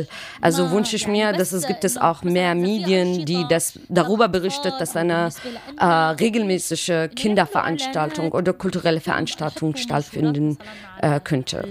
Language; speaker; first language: German; non-native, learner; Arabic